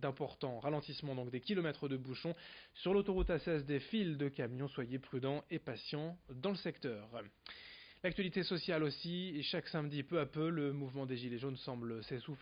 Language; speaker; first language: French; native; French